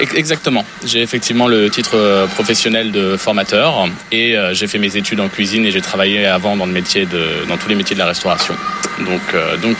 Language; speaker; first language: French; native; French